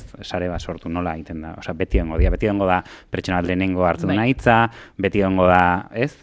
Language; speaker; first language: Basque; native; Basque